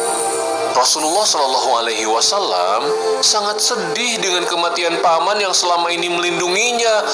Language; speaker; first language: Indonesian; native; Indonesian